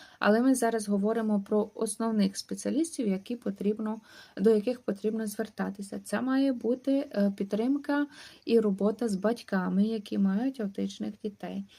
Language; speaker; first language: Ukrainian; native; Ukrainian